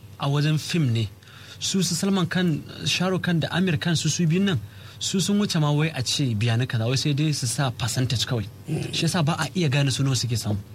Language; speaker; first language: Hausa; native; Hausa